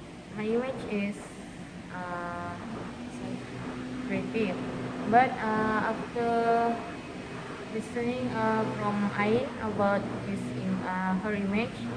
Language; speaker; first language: English; non-native, learner; Malay